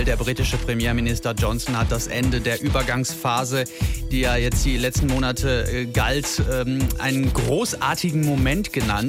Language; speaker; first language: German; native; German